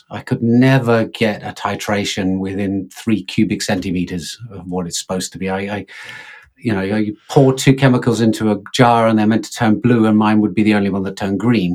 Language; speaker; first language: English; native; English